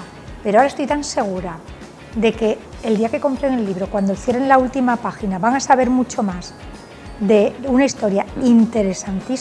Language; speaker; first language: Spanish; native; Spanish